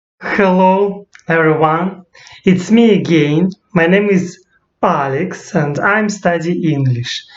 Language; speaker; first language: English; non-native, learner; Russian